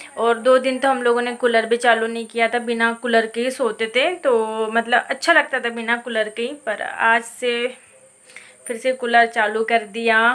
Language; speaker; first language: Hindi; non-native, local second language; Marathi